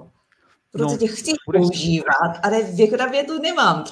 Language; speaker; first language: Czech; non-native, learner; Japanese